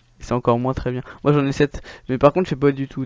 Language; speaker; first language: French; native; French